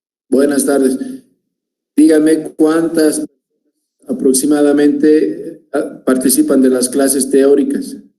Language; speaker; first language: Spanish; native; Spanish